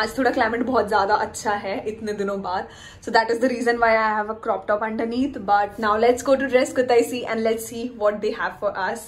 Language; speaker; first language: English; non-native, local second language; Hindi